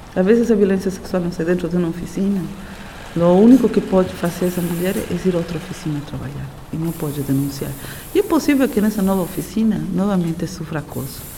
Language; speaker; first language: Portuguese; non-native, fluent; Spanish